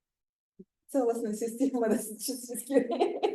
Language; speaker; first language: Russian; non-native, local second language; Uzbek